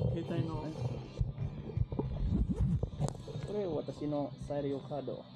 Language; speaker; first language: Japanese; non-native, learner; Filipino